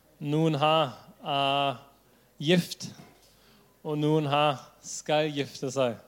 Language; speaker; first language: Norwegian; non-native, fluent; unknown